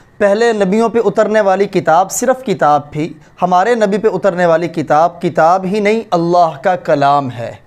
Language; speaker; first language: Urdu; native; Urdu